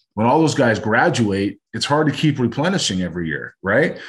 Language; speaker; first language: English; native; English